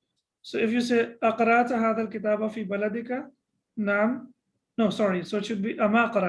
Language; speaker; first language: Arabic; non-native, fluent; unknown